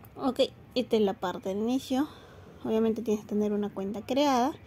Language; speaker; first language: Spanish; native; Spanish